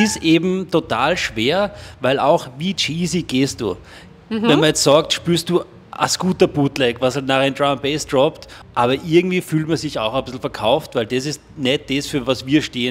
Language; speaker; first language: German; native; German